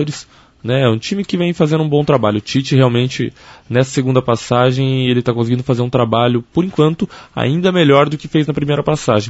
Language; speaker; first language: Portuguese; native; Portuguese